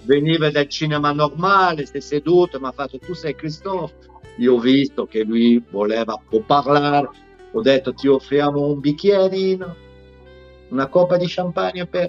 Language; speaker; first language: Italian; non-native, fluent; French